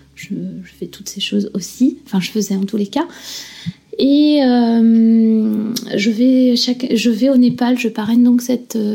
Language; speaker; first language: French; native; French